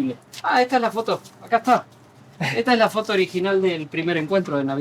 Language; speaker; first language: Spanish; native; Spanish